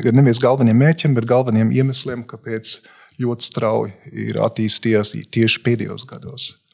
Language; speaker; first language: Latvian; non-native, local second language; Russian